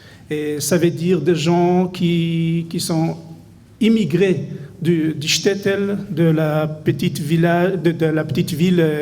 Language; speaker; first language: French; non-native, fluent; Hebrew